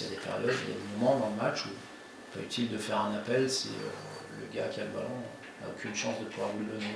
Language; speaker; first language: French; native; French